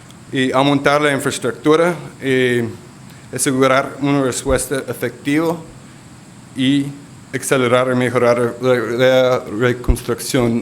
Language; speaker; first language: Spanish; non-native, local second language; English